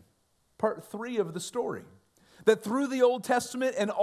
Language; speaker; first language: English; native; English